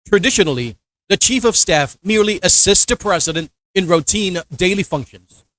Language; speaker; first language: English; non-native, local second language; Filipino